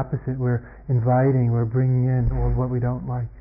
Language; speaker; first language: English; native; English